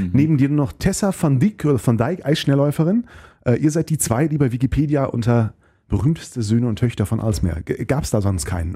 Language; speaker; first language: German; native; German